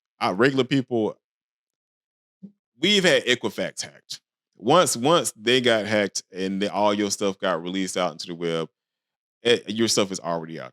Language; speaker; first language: English; native; English